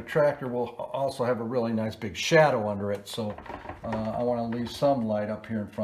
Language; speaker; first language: English; native; English